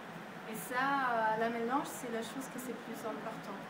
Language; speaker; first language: French; non-native, fluent; German